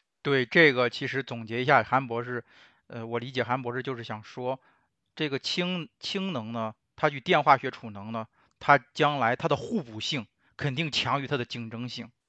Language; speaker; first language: Chinese; native; Chinese